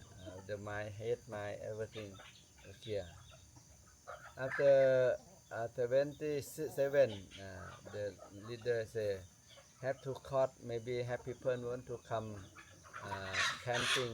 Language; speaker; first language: English; non-native, learner; Thai